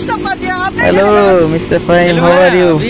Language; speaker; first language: English; non-native, learner; Nepali